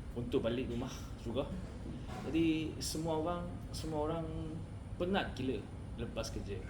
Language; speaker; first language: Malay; non-native, learner; Korean